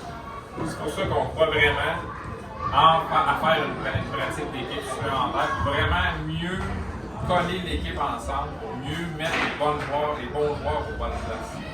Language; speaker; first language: French; native; French